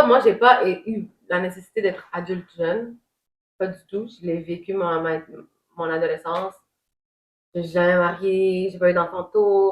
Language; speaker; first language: French; native; French